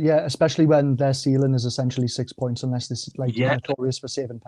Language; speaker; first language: English; native; English